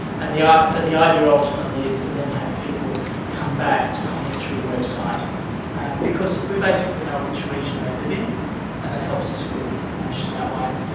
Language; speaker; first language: English; native; English